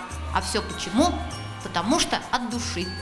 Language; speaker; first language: Russian; native; Russian